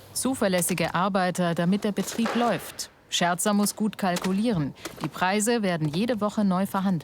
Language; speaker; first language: German; native; German